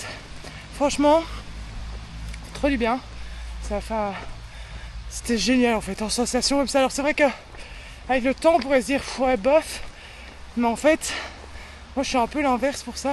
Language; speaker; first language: French; native; French